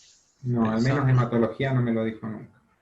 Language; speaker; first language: Spanish; native; Spanish